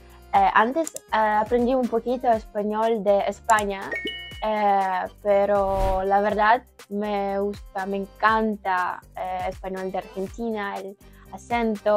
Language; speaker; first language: Spanish; non-native, learner; Ukrainian